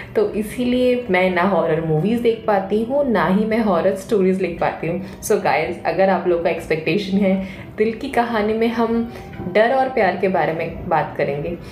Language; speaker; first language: Hindi; non-native, local second language; Bangla